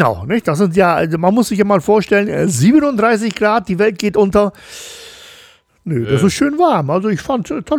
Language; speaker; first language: German; native; German